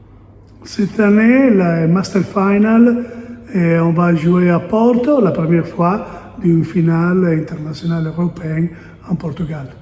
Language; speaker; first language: French; non-native, learner; Italian